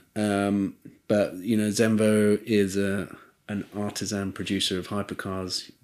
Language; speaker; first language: English; native; English